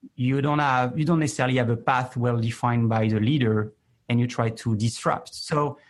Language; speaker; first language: English; non-native, fluent; French